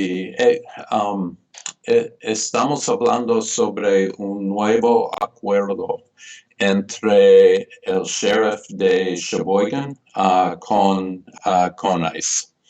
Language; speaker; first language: Spanish; non-native, fluent; English